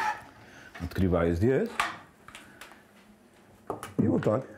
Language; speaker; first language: Russian; non-native, learner; Spanish